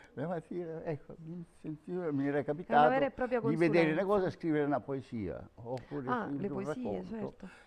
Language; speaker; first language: Italian; native; Italian